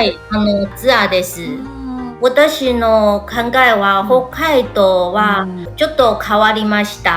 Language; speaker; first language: Japanese; non-native, learner; Chinese